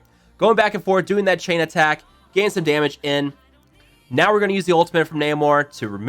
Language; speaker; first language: English; native; English